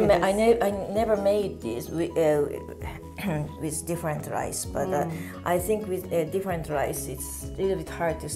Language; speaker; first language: English; non-native, learner; Japanese